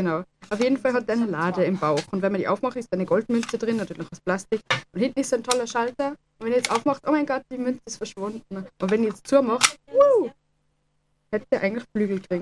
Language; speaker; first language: German; native; German